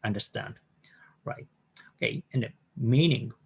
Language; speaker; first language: English; non-native, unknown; Japanese